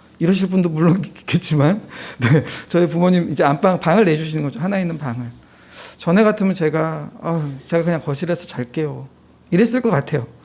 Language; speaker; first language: Korean; native; Korean